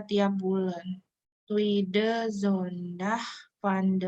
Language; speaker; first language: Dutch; non-native, learner; Indonesian